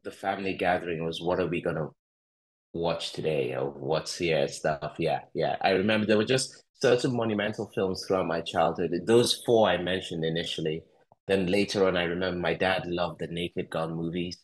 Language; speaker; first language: English; non-native, local second language; Igbo